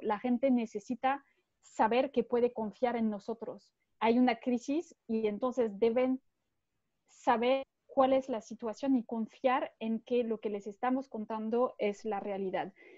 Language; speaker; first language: Spanish; non-native, fluent; French